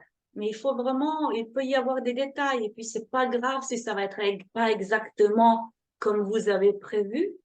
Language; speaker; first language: French; non-native, fluent; Slovenian